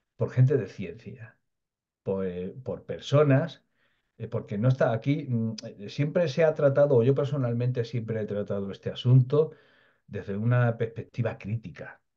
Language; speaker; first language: Spanish; native; Spanish